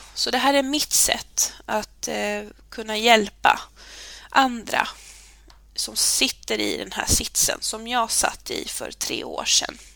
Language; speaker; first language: Swedish; early bilingual, other home language; Spanish